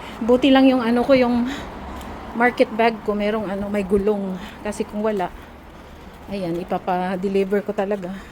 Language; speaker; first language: Filipino; non-native, local second language; Cebuano